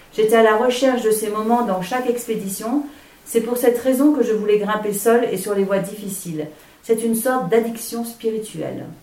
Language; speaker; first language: French; native; French